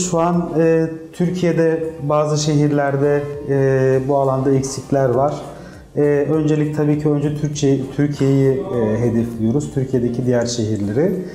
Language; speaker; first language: Turkish; early bilingual, heritage; Turkish